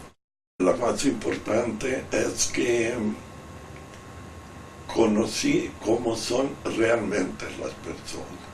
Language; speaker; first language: Spanish; non-native, fluent; Italian